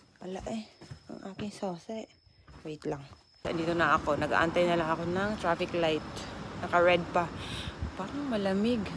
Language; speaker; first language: Filipino; native; Filipino